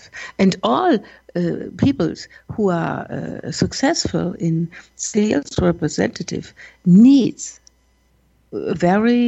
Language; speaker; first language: English; non-native, learner; German